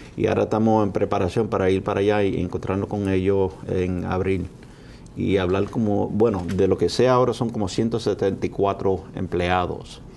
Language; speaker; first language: Spanish; early bilingual, heritage; Spanish